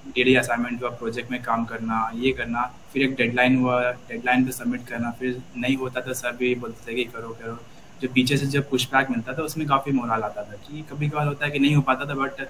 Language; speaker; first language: Hindi; native; Hindi